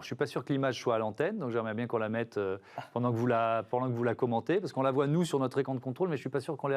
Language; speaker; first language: French; native; French